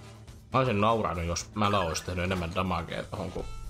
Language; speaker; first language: Finnish; native; Finnish